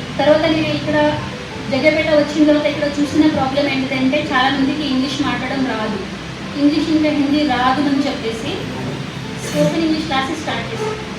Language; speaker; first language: Telugu; non-native, local second language; Marathi